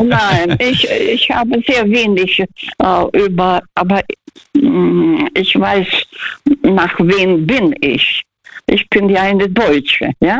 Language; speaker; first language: German; non-native, fluent; Russian